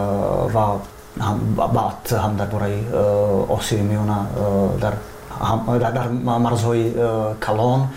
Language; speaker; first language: Persian; non-native, fluent; Czech